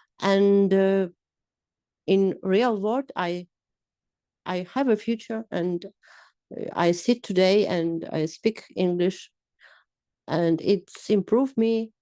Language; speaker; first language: English; non-native, learner; Ukrainian